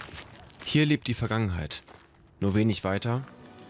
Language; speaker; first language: German; native; German